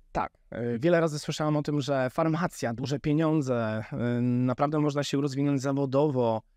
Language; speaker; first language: Polish; native; Polish